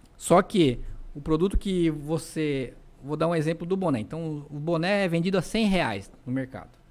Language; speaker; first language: Portuguese; native; Portuguese